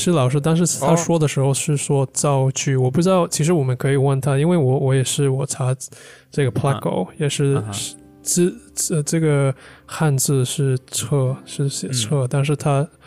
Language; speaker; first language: Chinese; non-native, fluent; English